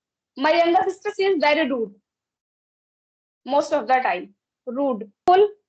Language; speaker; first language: English; non-native, local second language; Hindi